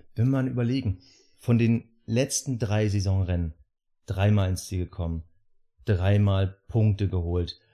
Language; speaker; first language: German; native; German